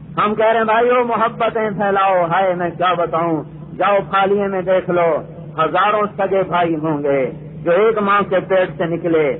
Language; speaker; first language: Urdu; non-native, local second language; Punjabi